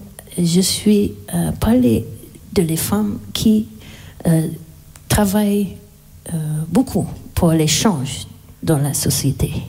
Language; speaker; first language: French; non-native, learner; English